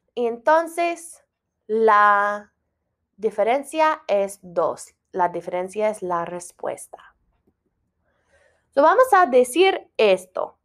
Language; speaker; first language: Spanish; non-native, fluent; English